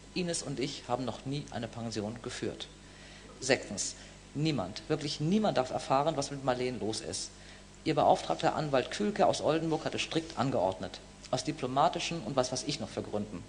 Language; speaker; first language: German; native; German